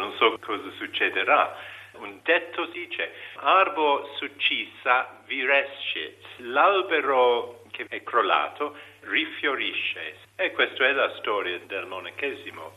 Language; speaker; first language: Italian; non-native, learner; English